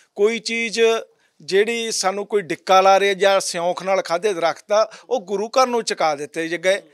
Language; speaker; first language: Punjabi; native; Punjabi